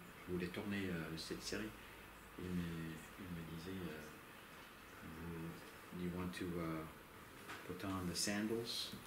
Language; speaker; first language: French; non-native, learner; English